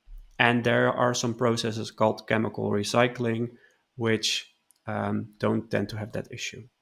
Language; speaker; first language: English; non-native, fluent; Dutch